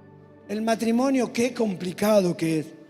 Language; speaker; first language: Spanish; native; Spanish